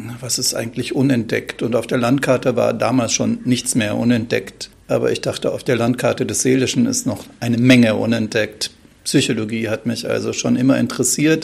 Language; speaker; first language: German; native; German